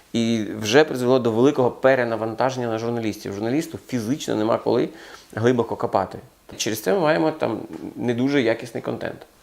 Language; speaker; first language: Ukrainian; non-native, local second language; Russian